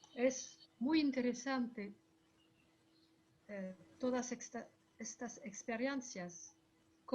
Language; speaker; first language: Spanish; non-native, fluent; French